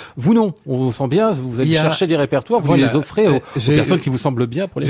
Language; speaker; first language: French; native; French